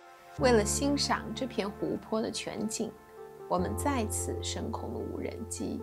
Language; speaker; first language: Chinese; native; Chinese